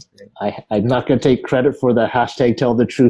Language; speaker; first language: English; native; English